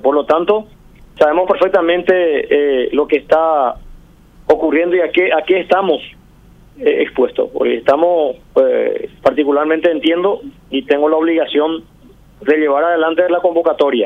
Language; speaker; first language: Spanish; native; Spanish